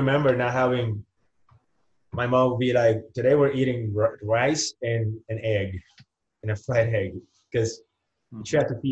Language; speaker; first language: English; non-native, fluent; Spanish